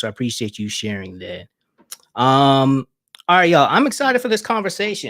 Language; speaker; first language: English; native; English